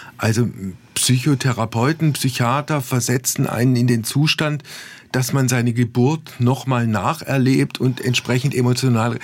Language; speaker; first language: German; native; German